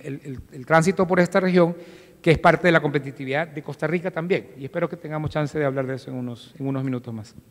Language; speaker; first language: Spanish; native; Spanish